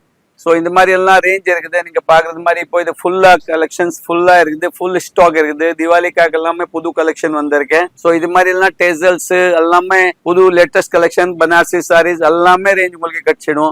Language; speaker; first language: Tamil; non-native, fluent; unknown